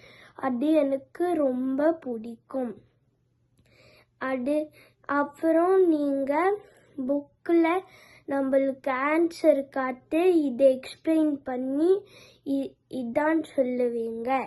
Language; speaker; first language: Tamil; early bilingual, heritage; Tamil